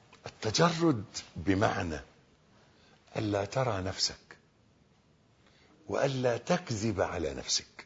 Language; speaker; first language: Arabic; native; Arabic